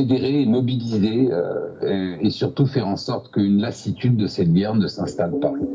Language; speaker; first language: French; native; French